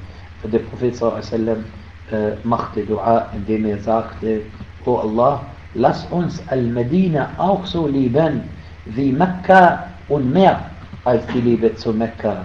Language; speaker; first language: German; non-native, fluent; Arabic